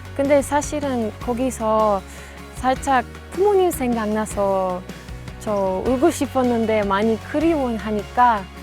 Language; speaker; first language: Korean; non-native, fluent; Bulgarian